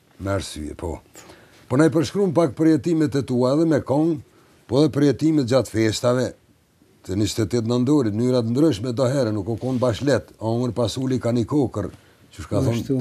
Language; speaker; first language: Albanian; native; Albanian